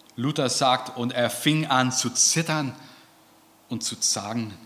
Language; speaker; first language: German; non-native, fluent; English